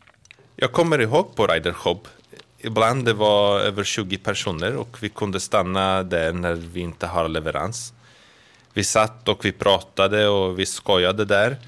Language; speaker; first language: Swedish; non-native, fluent; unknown